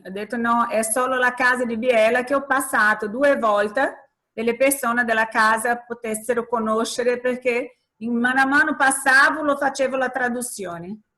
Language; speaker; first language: Italian; non-native, learner; Portuguese